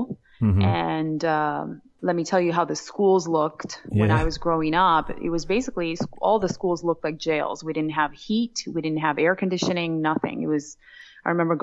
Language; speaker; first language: English; non-native, fluent; Georgian